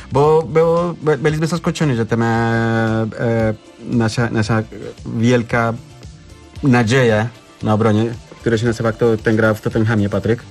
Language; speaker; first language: Polish; non-native, learner; Spanish